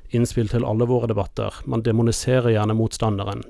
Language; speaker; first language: Norwegian; non-native, fluent; English